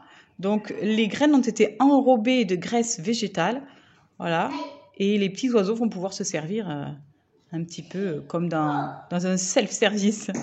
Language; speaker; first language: French; native; French